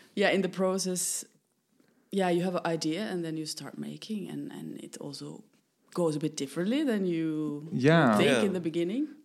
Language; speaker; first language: English; non-native, fluent; Finnish